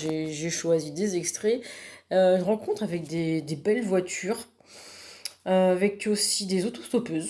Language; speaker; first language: French; native; French